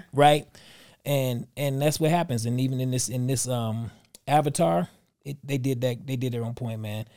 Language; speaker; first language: English; native; English